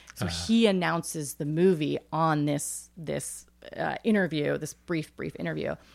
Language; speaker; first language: English; native; English